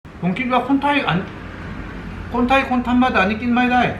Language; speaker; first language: Thai; non-native, learner; Korean